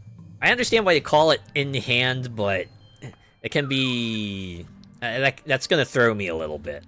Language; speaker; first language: English; native; English